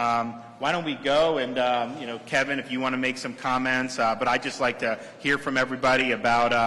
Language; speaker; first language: English; native; English